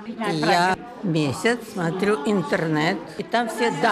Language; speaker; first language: Czech; non-native, learner; Russian